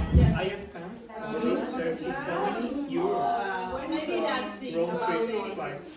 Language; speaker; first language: English; non-native, learner; Spanish